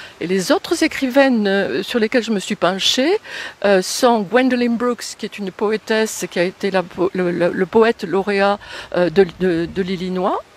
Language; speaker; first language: French; native; French